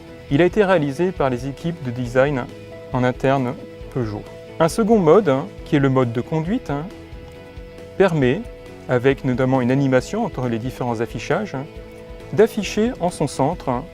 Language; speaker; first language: French; native; French